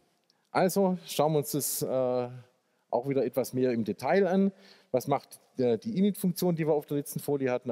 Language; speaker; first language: German; native; German